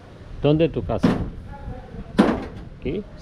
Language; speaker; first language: Spanish; non-native, learner; Polish